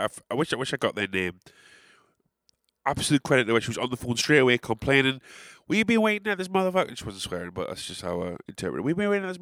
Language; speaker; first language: English; native; English